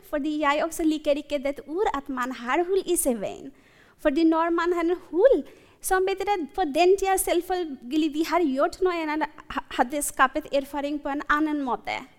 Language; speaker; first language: Norwegian; non-native, fluent; Bangla